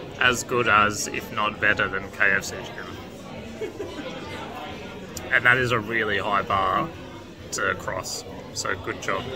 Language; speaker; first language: English; native; English